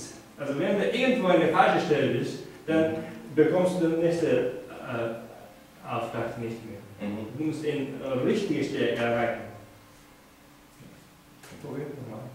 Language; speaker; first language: German; non-native, fluent; Japanese